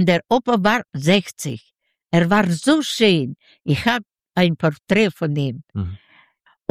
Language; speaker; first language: German; non-native, learner; Yiddish